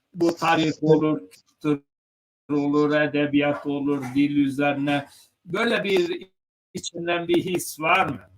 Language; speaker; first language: Turkish; non-native, local second language; Zaza